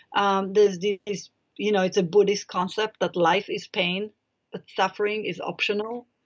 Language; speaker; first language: English; non-native, fluent; Hebrew